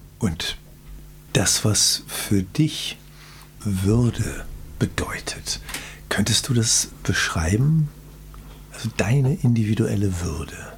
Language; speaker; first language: German; native; German